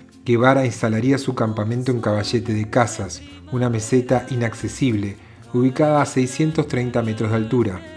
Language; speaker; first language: Spanish; native; Spanish